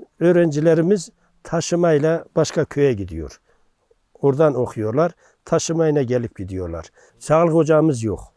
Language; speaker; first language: Turkish; native; Turkish